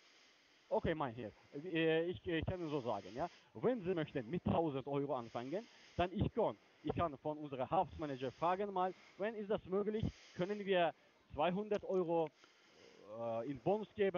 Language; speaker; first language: German; non-native, learner; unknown